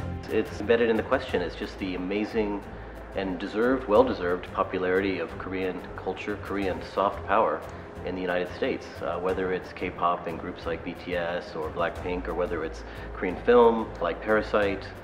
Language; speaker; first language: English; native; English